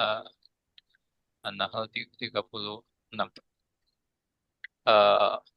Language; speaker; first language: Arabic; non-native, learner; Indonesian